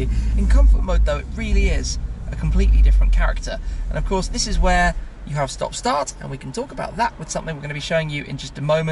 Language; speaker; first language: English; native; English